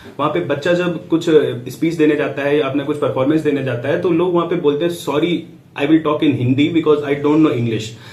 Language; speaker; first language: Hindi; native; Hindi